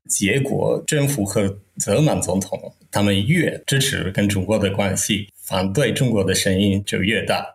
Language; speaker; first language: Chinese; non-native, fluent; Czech